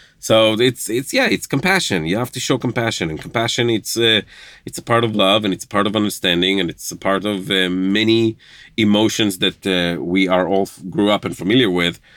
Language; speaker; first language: English; non-native, fluent; Hebrew